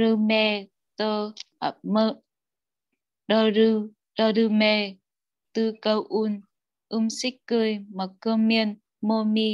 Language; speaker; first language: Korean; non-native, learner; Vietnamese